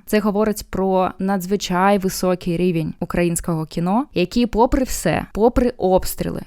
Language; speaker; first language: Ukrainian; non-native, local second language; Russian